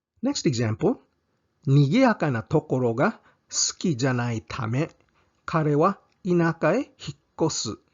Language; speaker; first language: Japanese; non-native, fluent; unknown